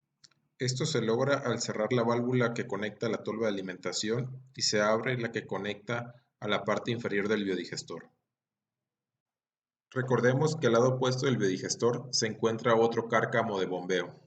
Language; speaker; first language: Spanish; native; Spanish